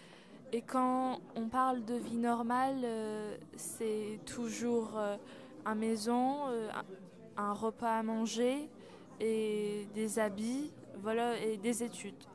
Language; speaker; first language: French; non-native, learner; Persian